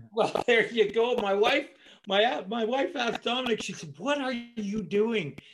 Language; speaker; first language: English; native; English